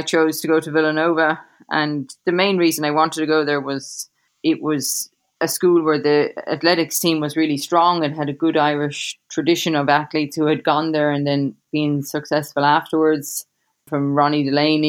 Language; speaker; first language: English; native; English